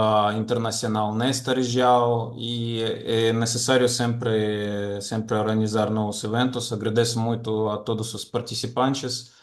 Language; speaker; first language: Portuguese; non-native, fluent; Ukrainian